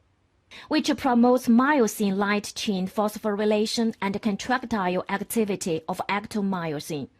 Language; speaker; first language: English; non-native, fluent; Chinese